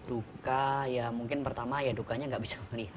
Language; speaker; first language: Indonesian; native; Indonesian